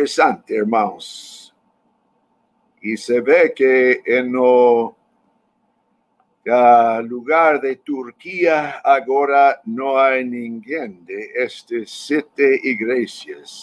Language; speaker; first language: Spanish; non-native, fluent; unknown